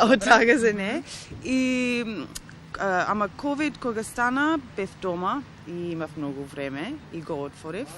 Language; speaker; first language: Macedonian; early bilingual, heritage; Macedonian